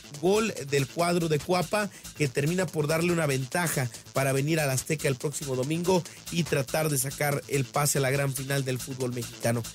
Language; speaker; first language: Spanish; native; Spanish